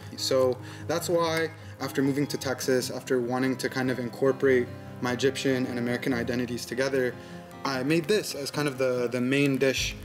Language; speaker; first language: English; early bilingual, other home language; Arabic